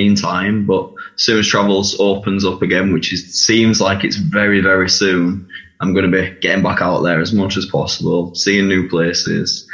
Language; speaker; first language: English; native; English